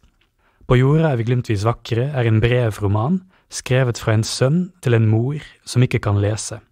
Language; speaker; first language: Norwegian; native; Norwegian